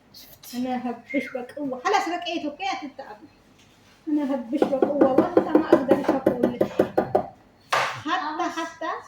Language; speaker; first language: Arabic; non-native, learner; Amharic